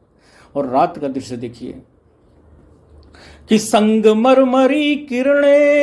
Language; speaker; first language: Hindi; native; Hindi